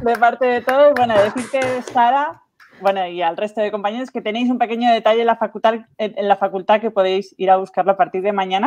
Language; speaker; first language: Spanish; native; Spanish